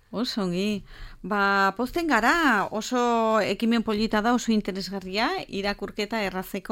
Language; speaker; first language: Basque; native; Basque